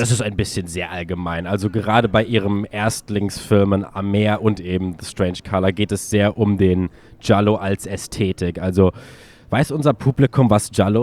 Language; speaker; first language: German; native; German